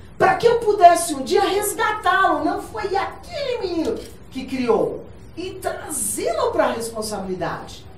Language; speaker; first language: Portuguese; native; Portuguese